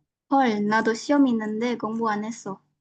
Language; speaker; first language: Korean; non-native, learner; Indonesian